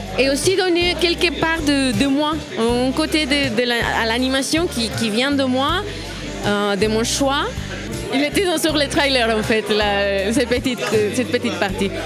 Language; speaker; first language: French; non-native, fluent; Spanish